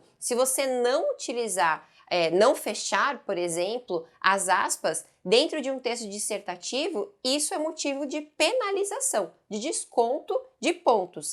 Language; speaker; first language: Portuguese; native; Portuguese